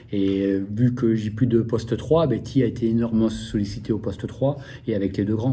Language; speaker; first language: French; native; French